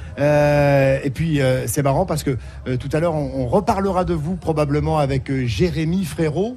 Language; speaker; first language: French; native; French